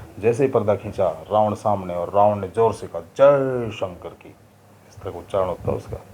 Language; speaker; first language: Hindi; native; Hindi